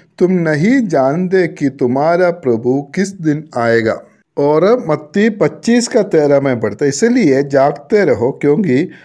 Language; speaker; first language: Hindi; non-native, local second language; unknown